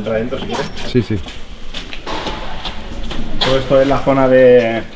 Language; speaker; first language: Spanish; native; Spanish